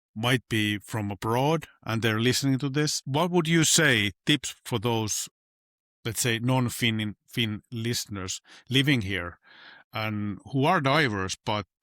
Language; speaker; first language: English; non-native, fluent; Finnish